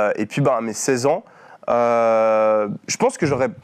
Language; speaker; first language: French; native; French